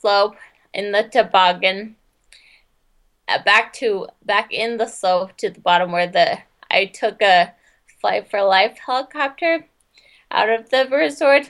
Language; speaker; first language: English; native; English